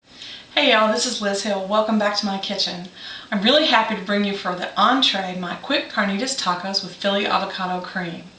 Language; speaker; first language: English; native; English